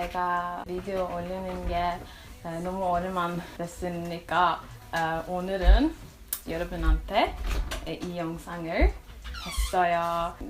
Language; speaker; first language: Korean; non-native, learner; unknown